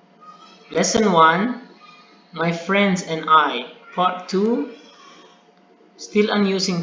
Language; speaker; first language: English; non-native, learner; Indonesian